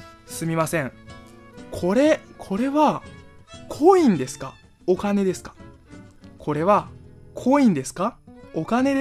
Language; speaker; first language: Japanese; non-native, fluent; Chinese